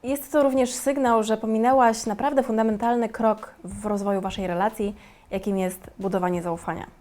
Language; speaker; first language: Polish; native; Polish